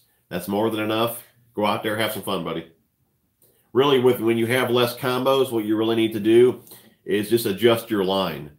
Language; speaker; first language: English; native; English